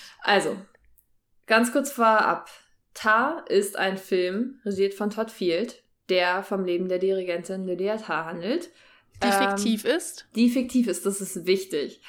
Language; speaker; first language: German; native; German